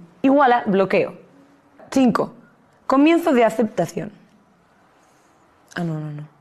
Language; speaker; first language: Spanish; native; Spanish